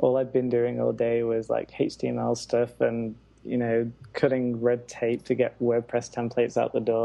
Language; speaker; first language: English; native; English